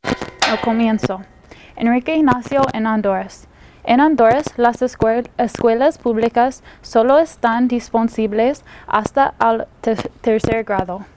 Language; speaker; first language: Spanish; non-native, learner; English